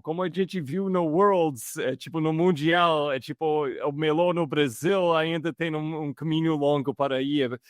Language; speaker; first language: Portuguese; non-native, fluent; English